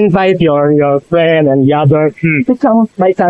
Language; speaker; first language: English; non-native, learner; Indonesian